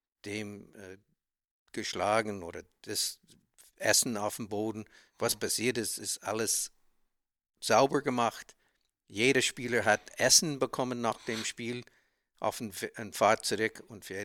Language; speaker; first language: German; non-native, learner; English